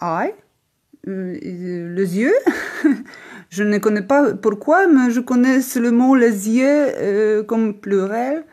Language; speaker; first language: French; non-native, learner; Polish